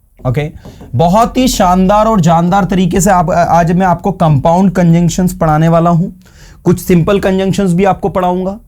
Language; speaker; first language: Hindi; native; Hindi